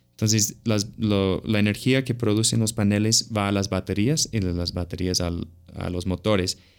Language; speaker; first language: Spanish; non-native, fluent; English